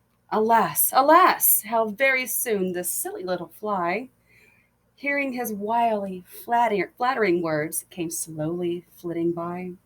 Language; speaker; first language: English; native; English